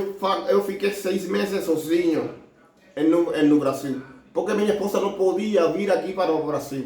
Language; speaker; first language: Portuguese; non-native, learner; Spanish